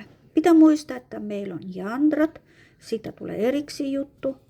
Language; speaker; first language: Finnish; non-native, fluent; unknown